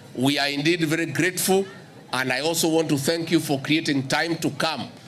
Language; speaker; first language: English; non-native, local second language; Kikuyu